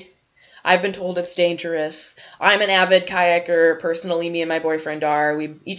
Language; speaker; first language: English; native; English